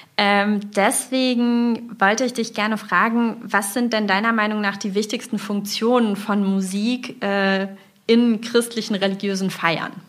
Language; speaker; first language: German; native; German